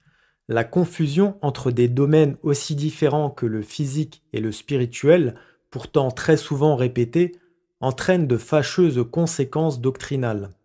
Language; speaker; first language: French; native; French